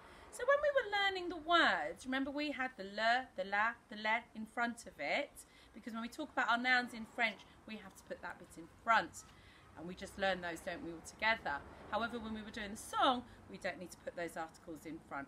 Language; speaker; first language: English; native; English